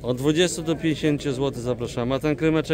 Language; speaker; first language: Polish; native; Polish